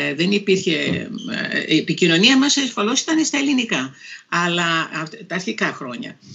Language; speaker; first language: Greek; native; Greek